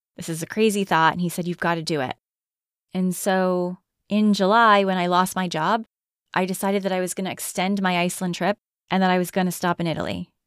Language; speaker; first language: English; native; English